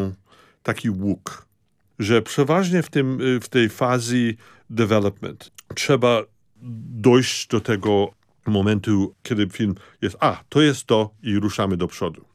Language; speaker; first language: Polish; early bilingual, heritage; Polish